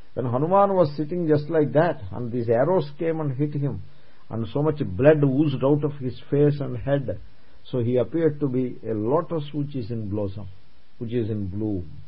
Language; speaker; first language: English; non-native, local second language; Telugu